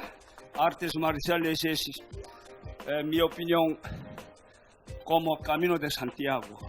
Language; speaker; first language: Spanish; non-native, learner; Korean